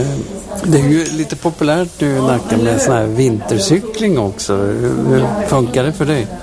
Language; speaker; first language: Swedish; native; Swedish